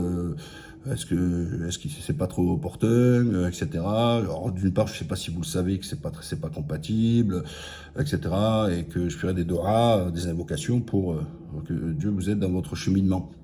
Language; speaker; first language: French; native; French